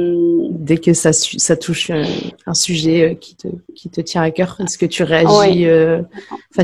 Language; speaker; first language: French; native; French